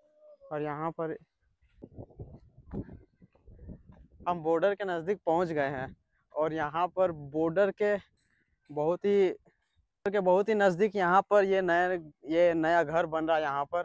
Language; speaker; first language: Hindi; native; Hindi